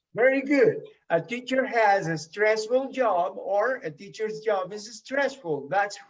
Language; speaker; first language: English; non-native, fluent; Spanish